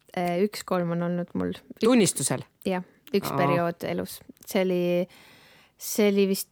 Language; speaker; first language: Estonian; native; Estonian